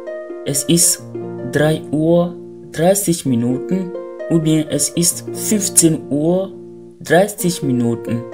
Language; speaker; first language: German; non-native, fluent; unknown